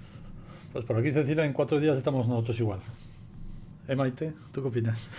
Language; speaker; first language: Spanish; native; Spanish